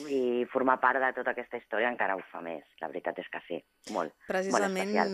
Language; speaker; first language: Catalan; non-native, local second language; Spanish